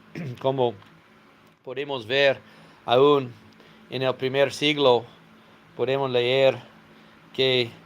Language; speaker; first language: Spanish; non-native, fluent; English